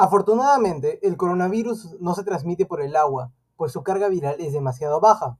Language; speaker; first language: Spanish; native; Spanish